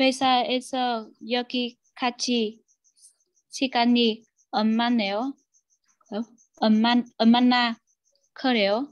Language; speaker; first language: Korean; non-native, learner; Vietnamese